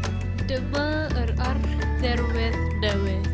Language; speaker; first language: Welsh; non-native, learner; Malay